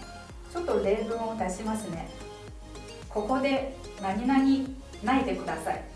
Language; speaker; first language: Japanese; non-native, fluent; Chinese